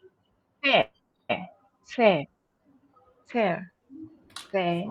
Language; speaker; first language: English; non-native, learner; Vietnamese